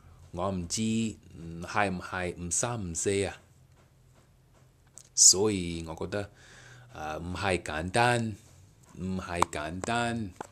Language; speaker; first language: Cantonese; non-native, learner; English